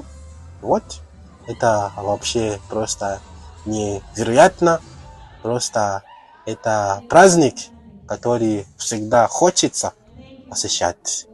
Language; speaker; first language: Russian; non-native, learner; Tatar